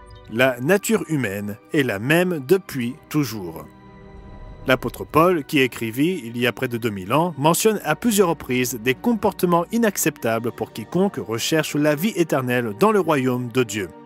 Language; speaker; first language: French; native; French